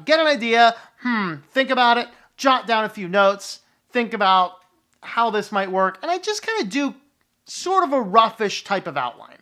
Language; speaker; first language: English; native; English